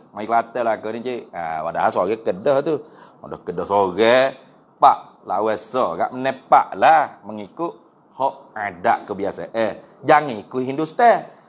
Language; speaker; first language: Malay; native; Malay